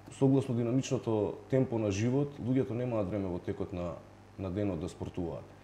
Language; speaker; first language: Macedonian; native; Macedonian